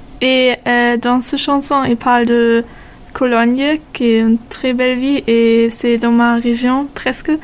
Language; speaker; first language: French; non-native, fluent; German